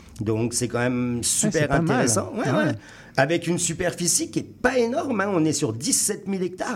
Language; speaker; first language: French; native; French